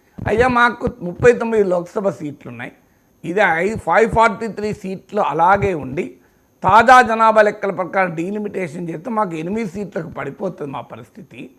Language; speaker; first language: Telugu; native; Telugu